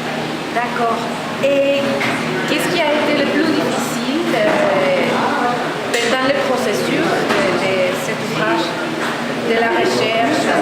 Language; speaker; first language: French; non-native, fluent; Spanish